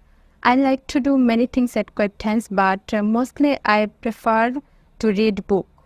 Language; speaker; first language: English; non-native, learner; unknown